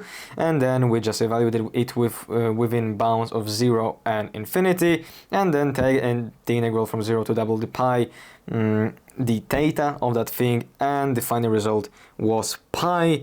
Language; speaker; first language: English; non-native, fluent; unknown